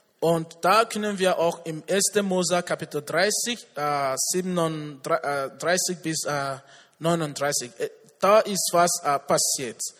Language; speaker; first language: German; non-native, learner; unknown